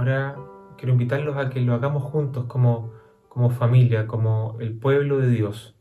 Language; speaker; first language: Spanish; native; Spanish